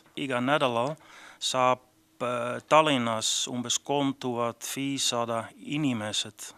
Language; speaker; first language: Estonian; non-native, local second language; Russian